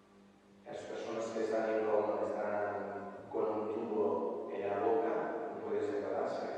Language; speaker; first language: Spanish; non-native, fluent; Italian